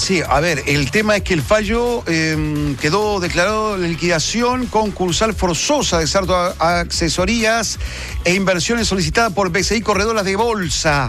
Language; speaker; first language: Spanish; native; Spanish